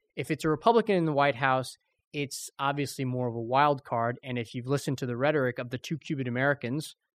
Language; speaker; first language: English; early bilingual, other home language; Spanish